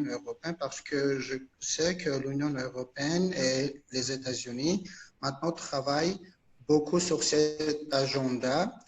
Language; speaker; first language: French; non-native, fluent; Armenian